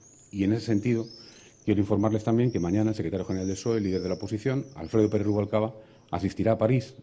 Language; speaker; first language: Spanish; native; Spanish